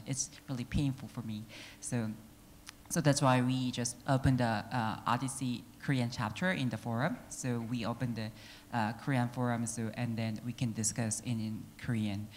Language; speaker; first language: English; non-native, fluent; Korean